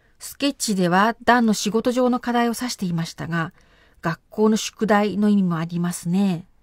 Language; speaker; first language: Japanese; native; Japanese